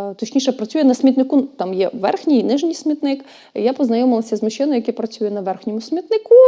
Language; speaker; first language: Ukrainian; native; Ukrainian